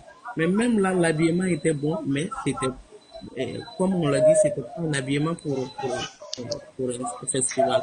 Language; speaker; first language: French; non-native, local second language; Bambara